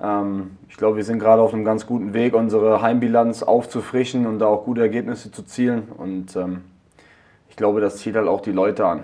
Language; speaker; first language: German; native; German